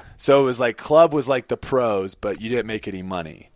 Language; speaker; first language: English; native; English